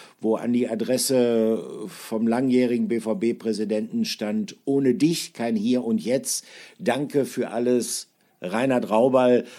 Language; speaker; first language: German; native; German